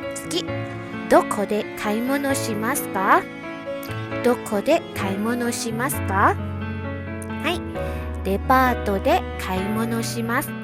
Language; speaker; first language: Japanese; non-native, fluent; Thai